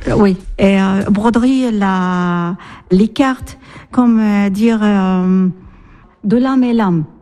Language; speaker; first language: French; non-native, learner; Arabic